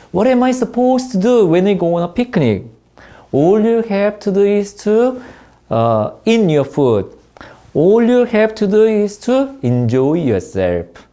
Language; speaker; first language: English; non-native, fluent; Korean